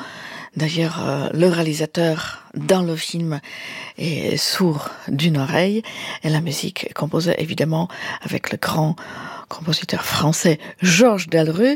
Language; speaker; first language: French; native; French